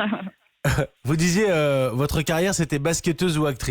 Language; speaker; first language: French; native; French